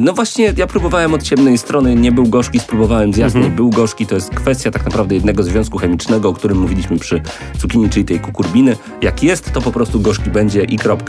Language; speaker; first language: Polish; native; Polish